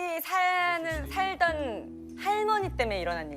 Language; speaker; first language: Korean; native; Korean